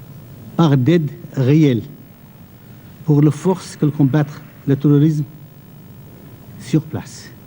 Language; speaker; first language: French; non-native, fluent; Arabic